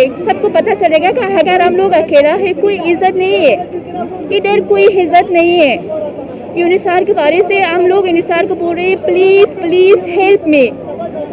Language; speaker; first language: Hindi; non-native, learner; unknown